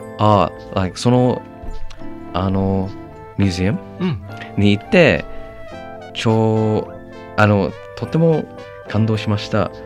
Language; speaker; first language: Japanese; non-native, learner; English